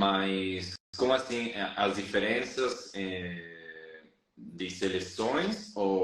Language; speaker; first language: Portuguese; non-native, fluent; Spanish